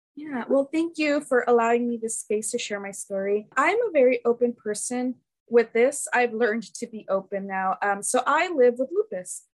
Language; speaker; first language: English; early bilingual, other home language; Spanish